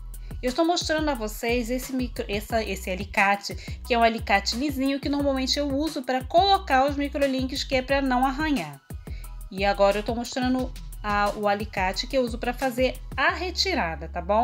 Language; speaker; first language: Portuguese; native; Portuguese